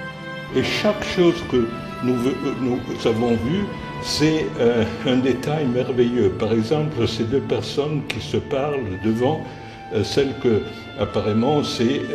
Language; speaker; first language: French; non-native, fluent; Italian